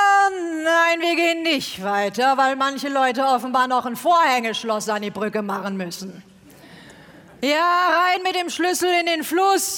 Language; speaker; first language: German; native; German